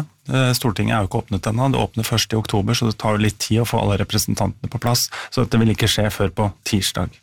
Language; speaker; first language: Norwegian; native; Norwegian